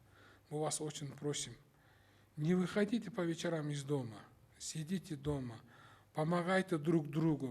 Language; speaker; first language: Russian; non-native, local second language; Kyrgyz